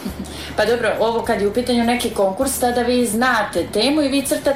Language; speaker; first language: Croatian; native; Croatian